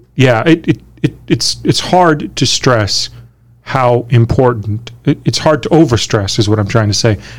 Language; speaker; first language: English; early bilingual, other home language; Romanian